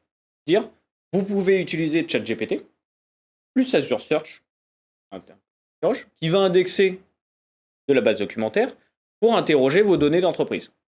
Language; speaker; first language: French; native; French